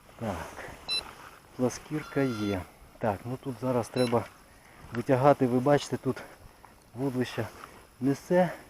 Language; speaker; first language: Ukrainian; native; Ukrainian